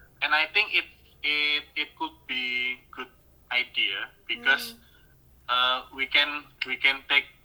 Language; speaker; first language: English; non-native, fluent; Indonesian